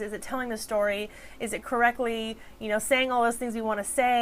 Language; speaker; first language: English; native; English